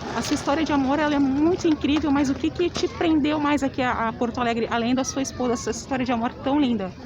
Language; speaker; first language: Portuguese; native; Portuguese